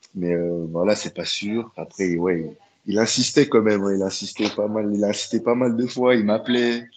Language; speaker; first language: French; native; French